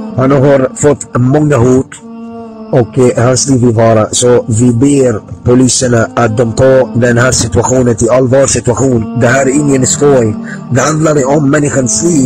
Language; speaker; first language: Swedish; non-native, learner; Arabic